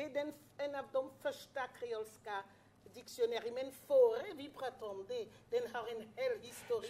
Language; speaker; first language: Swedish; non-native, fluent; French